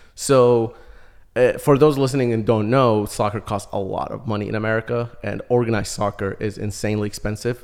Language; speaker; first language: English; early bilingual, other home language; Arabic